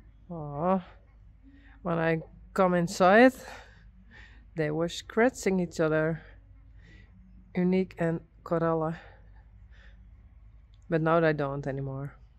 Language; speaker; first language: English; non-native, learner; Dutch